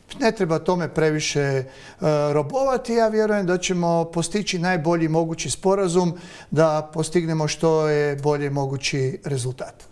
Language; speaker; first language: Croatian; native; Croatian